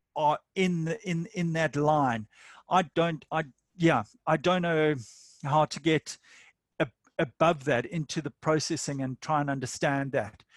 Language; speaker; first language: English; native; English